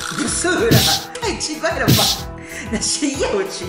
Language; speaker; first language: Chinese; non-native, fluent; Japanese